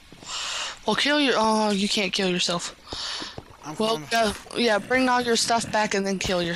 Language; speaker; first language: English; native; English